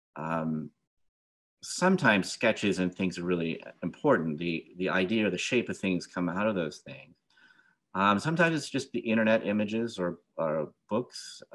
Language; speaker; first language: English; native; English